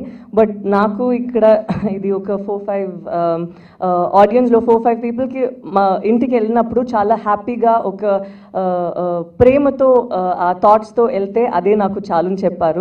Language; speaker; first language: Telugu; non-native, local second language; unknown